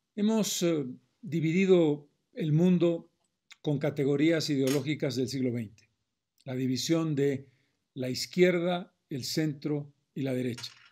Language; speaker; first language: Spanish; native; Spanish